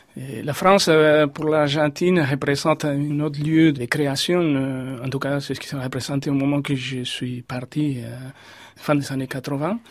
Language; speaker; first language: French; non-native, fluent; Spanish